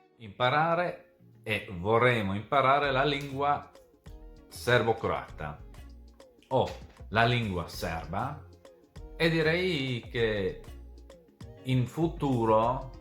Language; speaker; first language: Italian; non-native, fluent; Serbian